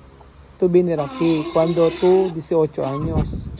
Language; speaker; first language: Spanish; non-native, learner; Filipino